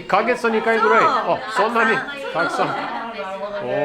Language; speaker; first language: Japanese; non-native, learner; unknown